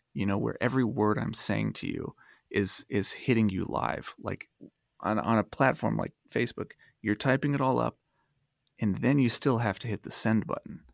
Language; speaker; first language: English; native; English